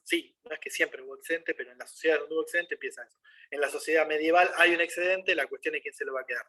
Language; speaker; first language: Spanish; native; Spanish